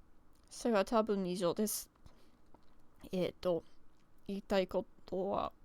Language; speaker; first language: Japanese; non-native, learner; English